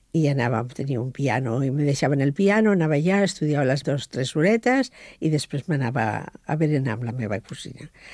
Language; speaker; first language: Catalan; non-native, local second language; Spanish